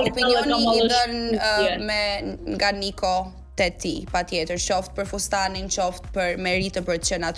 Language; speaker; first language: Albanian; native; Albanian